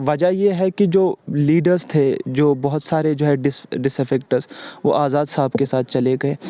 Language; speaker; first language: Urdu; non-native, local second language; Kashmiri